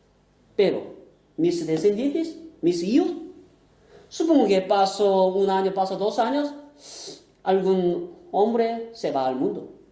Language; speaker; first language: Spanish; non-native, fluent; Korean